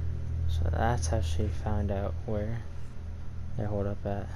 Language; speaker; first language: English; native; English